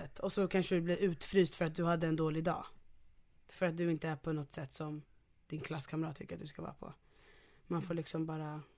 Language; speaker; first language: Swedish; early bilingual, other home language; Ganda